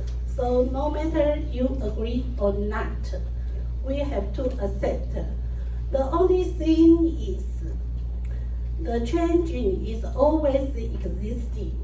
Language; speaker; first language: English; non-native, learner; Chinese